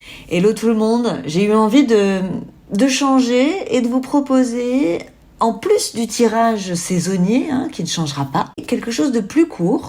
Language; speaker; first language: French; native; French